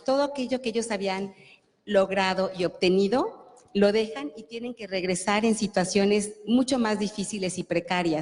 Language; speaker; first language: Spanish; native; Spanish